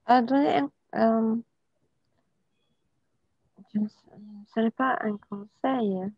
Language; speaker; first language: French; non-native, learner; Arabic